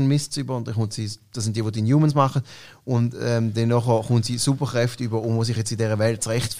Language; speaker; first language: German; native; German